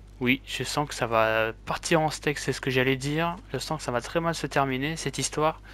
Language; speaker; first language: French; native; French